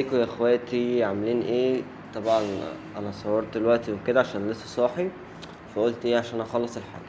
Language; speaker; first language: Arabic; native; Arabic